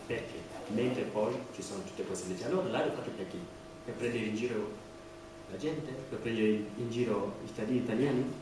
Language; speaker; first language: Italian; non-native, fluent; French